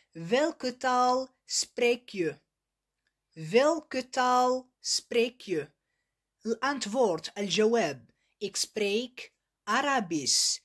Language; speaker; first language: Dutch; non-native, learner; Arabic